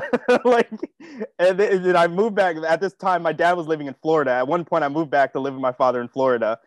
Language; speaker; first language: English; native; English